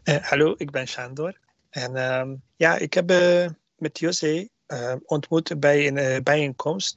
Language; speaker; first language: Dutch; non-native, learner; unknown